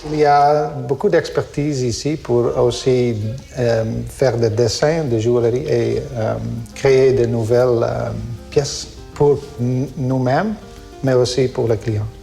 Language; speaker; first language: French; non-native, fluent; Dutch